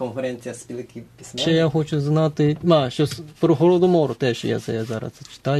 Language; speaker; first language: Ukrainian; non-native, fluent; Japanese